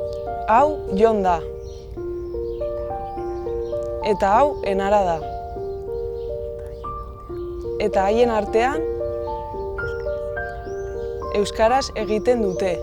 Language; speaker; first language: Basque; non-native, local second language; Spanish